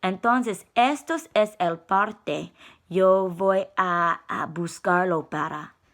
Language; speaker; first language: Spanish; non-native, learner; English